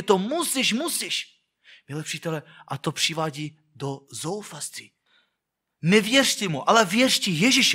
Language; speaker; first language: Czech; non-native, fluent; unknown